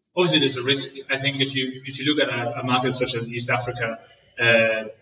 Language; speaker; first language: English; non-native, fluent; Danish